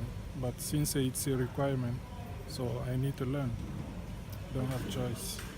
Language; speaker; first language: English; non-native, fluent; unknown